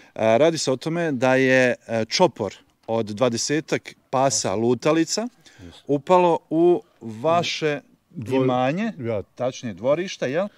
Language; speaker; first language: Croatian; native; Croatian